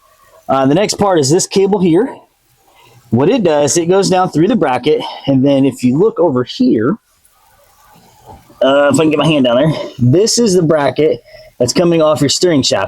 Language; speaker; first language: English; native; English